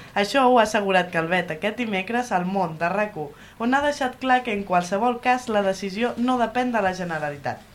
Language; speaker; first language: Catalan; native; Catalan